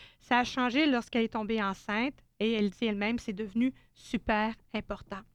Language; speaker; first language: French; native; French